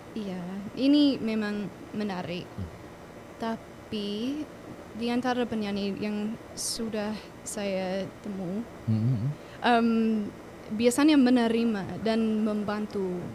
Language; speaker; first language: Indonesian; non-native, fluent; English